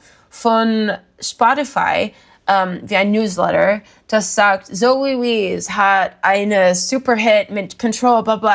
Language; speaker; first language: German; non-native, learner; English